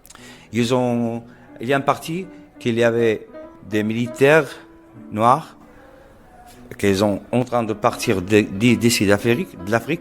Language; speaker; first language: French; non-native, local second language; Arabic